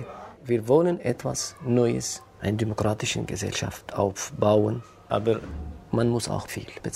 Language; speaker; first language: German; non-native, fluent; Kurdish